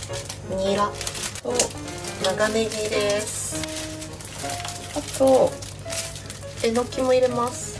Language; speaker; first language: Japanese; non-native, local second language; Chinese